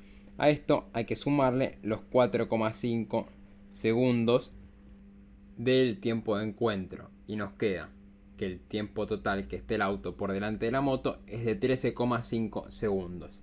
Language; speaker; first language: Spanish; native; Spanish